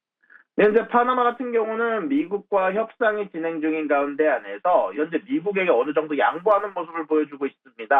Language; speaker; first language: Korean; native; Korean